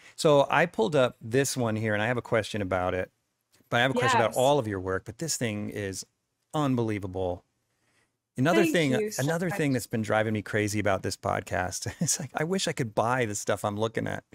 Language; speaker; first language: English; native; English